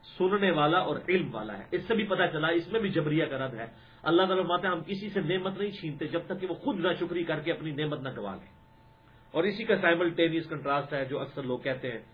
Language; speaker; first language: Urdu; non-native, local second language; Punjabi